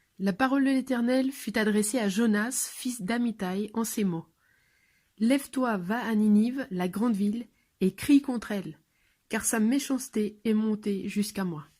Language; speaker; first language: French; non-native, fluent; English